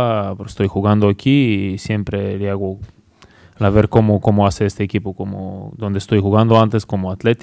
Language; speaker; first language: Spanish; non-native, learner; Bulgarian